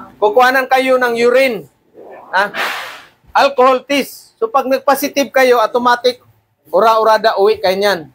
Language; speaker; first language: Filipino; non-native, local second language; Cebuano